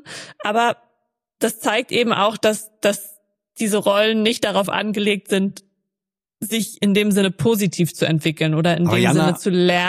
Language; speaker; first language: German; native; German